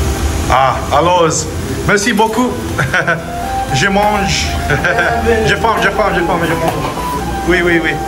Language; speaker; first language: French; non-native, learner; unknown